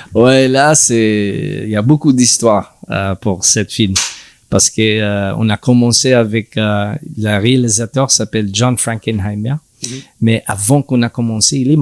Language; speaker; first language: French; non-native, learner; English